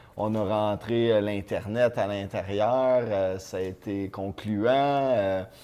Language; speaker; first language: French; native; French